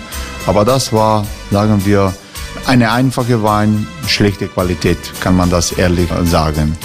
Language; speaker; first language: German; non-native, fluent; Croatian